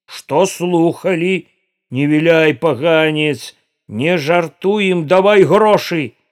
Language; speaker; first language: Belarusian; native; Belarusian